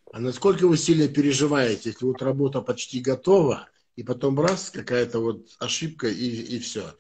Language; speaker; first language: Russian; non-native, fluent; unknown